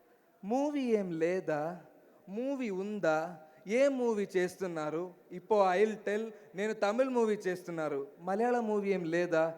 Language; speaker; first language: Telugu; non-native, learner; Malayalam